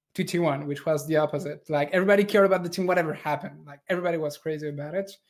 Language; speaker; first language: English; non-native, fluent; French